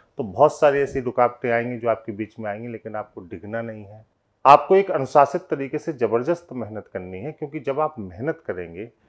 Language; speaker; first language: Hindi; native; Hindi